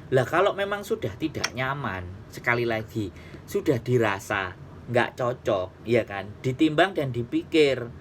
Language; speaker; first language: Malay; non-native, local second language; Javanese